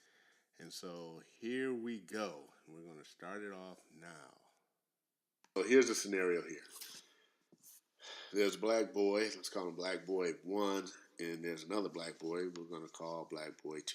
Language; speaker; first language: English; native; English